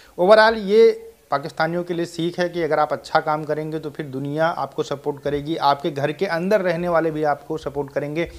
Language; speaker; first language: Hindi; native; Hindi